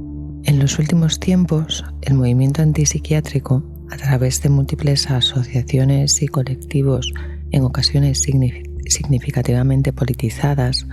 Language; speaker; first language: Spanish; native; Spanish